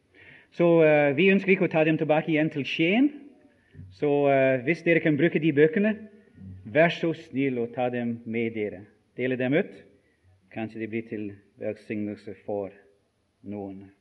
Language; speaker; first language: Norwegian; non-native, fluent; English